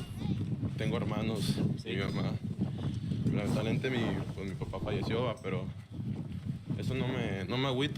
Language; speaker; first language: Spanish; native; Spanish